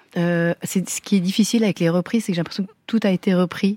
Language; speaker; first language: French; early bilingual, other home language; Vietnamese